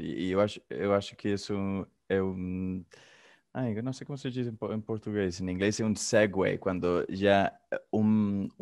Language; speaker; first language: Portuguese; non-native, fluent; Spanish